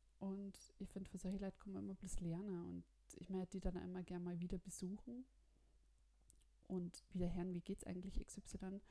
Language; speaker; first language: German; native; German